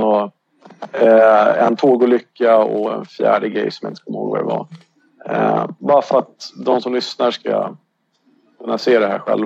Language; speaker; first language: Swedish; native; Swedish